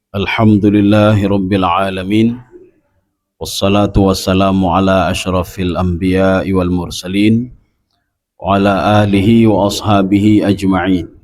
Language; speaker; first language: Malay; non-native, local second language; Achinese